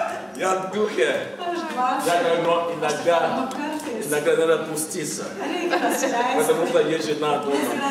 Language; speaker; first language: Russian; non-native, fluent; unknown